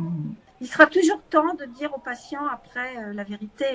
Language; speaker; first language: French; native; French